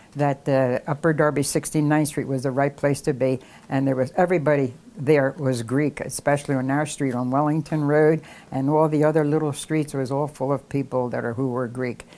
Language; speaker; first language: English; native; English